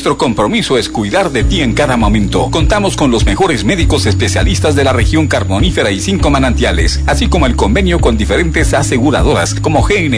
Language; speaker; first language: Spanish; native; Spanish